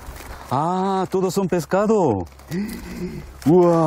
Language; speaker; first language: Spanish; non-native, learner; Korean